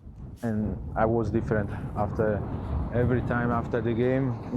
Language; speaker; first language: English; non-native, learner; Italian